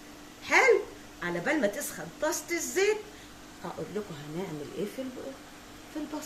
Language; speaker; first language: Arabic; native; Arabic